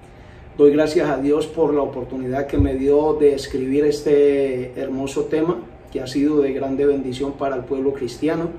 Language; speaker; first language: Spanish; native; Spanish